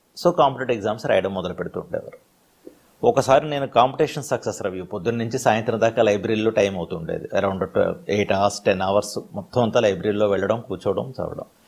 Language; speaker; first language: Telugu; native; Telugu